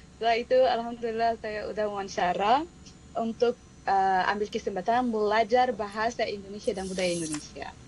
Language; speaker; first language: Indonesian; non-native, fluent; Arabic